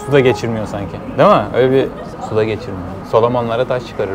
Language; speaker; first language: Turkish; native; Turkish